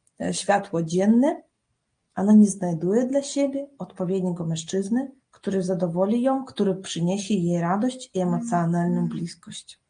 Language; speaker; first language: Polish; non-native, fluent; Russian